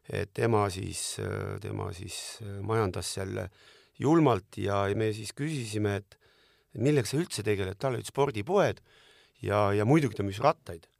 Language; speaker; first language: Estonian; native; Estonian